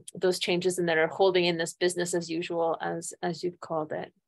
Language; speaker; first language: English; native; English